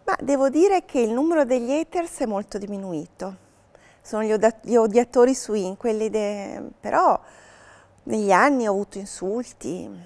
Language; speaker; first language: Italian; native; Italian